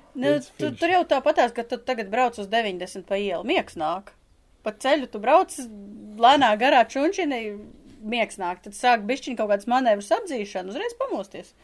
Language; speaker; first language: Latvian; native; Latvian